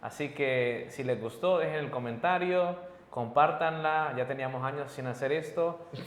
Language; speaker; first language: Spanish; early bilingual, heritage; Spanish